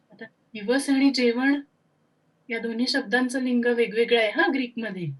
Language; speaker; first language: Marathi; native; Marathi